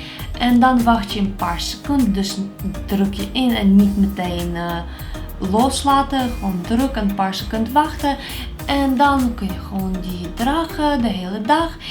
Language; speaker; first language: Dutch; non-native, fluent; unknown